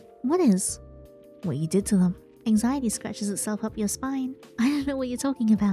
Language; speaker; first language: English; native; English